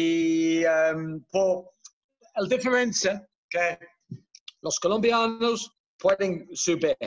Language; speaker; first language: Spanish; non-native, fluent; Dutch